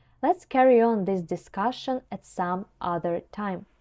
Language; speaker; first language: English; non-native, fluent; Ukrainian